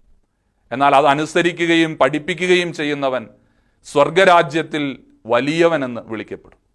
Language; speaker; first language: Malayalam; native; Malayalam